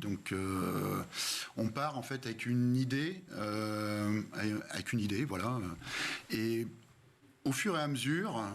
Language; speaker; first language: French; native; French